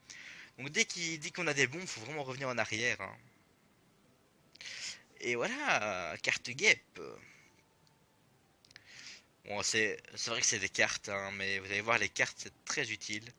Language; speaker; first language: French; native; French